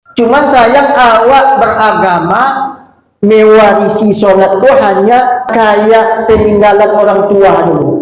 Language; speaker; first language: Malay; non-native, local second language; Minangkabau